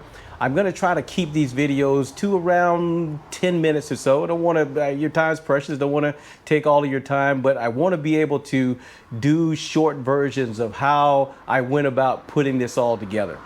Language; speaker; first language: English; native; English